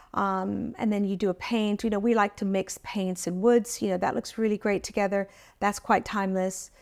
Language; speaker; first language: English; early bilingual, other home language; Italian